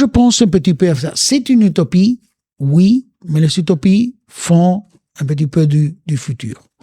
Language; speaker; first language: French; non-native, fluent; Spanish